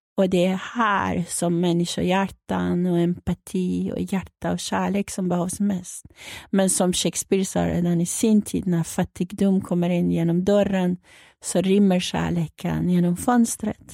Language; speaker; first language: Swedish; non-native, fluent; Persian